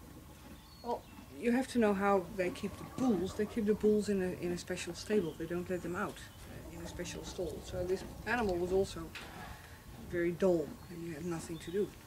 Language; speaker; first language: English; non-native, fluent; Dutch